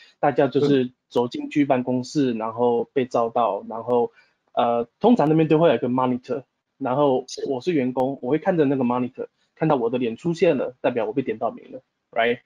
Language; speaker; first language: Chinese; native; Chinese